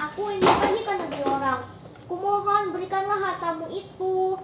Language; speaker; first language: Indonesian; native; Indonesian